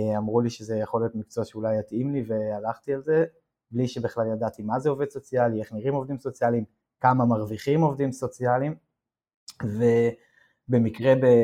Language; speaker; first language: Hebrew; native; Hebrew